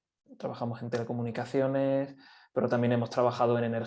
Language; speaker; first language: Spanish; native; Spanish